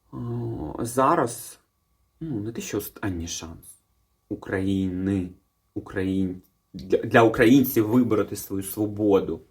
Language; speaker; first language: Ukrainian; non-native, local second language; Russian